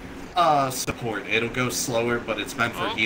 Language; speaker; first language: English; native; English